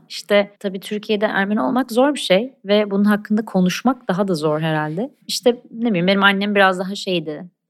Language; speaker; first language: Turkish; non-native, local second language; Armenian